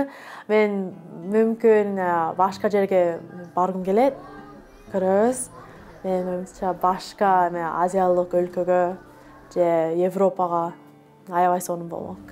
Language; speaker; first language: Kyrgyz; non-native, learner; Korean